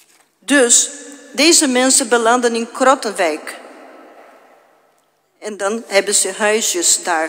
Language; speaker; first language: Dutch; non-native, fluent; Portuguese